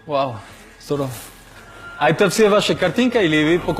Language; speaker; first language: Russian; non-native, learner; Spanish